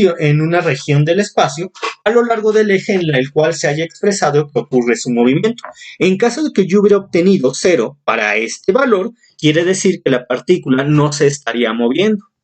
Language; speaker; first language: Spanish; native; Spanish